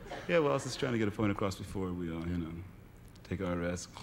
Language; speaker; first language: English; native; English